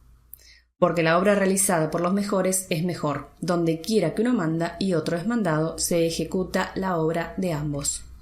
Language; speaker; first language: Spanish; native; Spanish